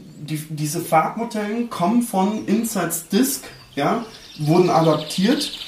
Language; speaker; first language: German; early bilingual, other home language; Turkish